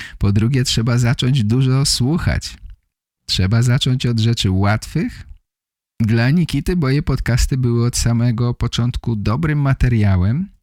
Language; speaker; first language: Polish; native; Polish